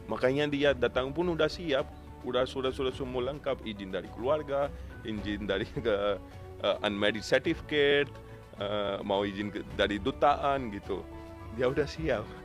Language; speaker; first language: Indonesian; non-native, fluent; Urdu